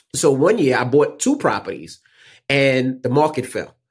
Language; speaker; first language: English; native; English